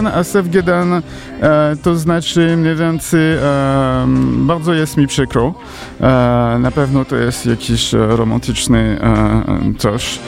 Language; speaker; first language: Polish; non-native, learner; French